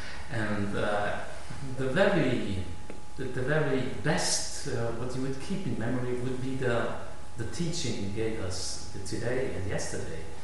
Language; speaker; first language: English; non-native, fluent; Italian